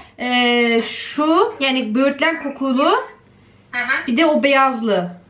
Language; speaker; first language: Turkish; early bilingual, heritage; Turkish